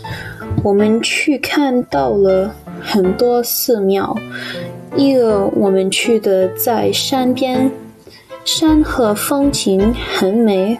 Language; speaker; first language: Chinese; non-native, learner; English